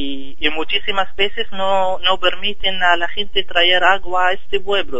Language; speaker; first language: Spanish; non-native, fluent; Arabic